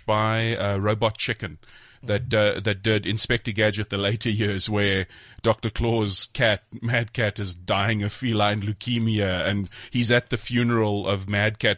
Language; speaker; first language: English; native; English